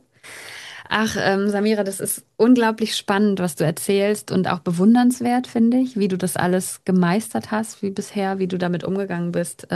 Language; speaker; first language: German; native; German